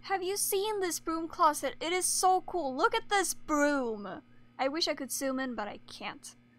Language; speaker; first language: English; non-native, fluent; Swedish